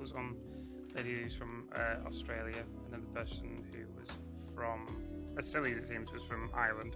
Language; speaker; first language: English; native; English